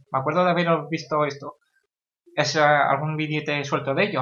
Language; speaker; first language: Spanish; native; Spanish